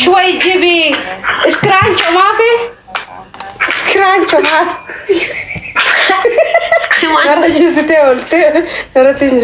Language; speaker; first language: Arabic; native; Arabic